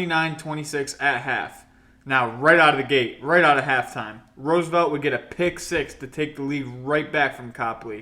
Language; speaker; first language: English; native; English